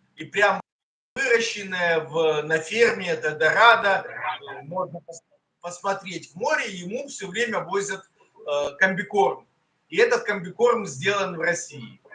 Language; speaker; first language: Russian; native; Russian